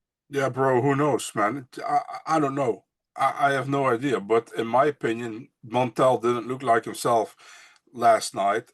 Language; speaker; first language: English; non-native, fluent; Dutch